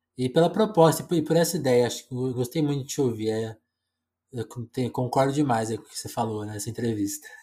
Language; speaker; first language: Portuguese; native; Portuguese